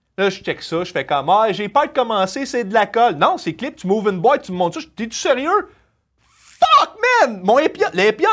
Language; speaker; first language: French; native; French